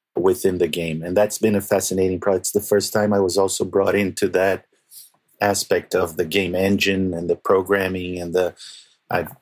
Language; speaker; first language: English; non-native, fluent; Portuguese